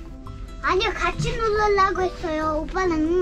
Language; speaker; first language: Korean; early bilingual, heritage; Korean